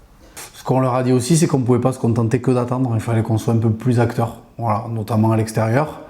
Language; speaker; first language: French; native; French